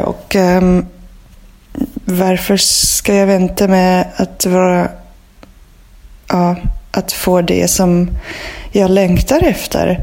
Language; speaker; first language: Swedish; non-native, fluent; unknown